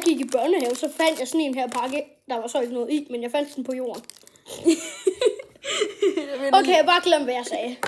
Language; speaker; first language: Danish; native; Danish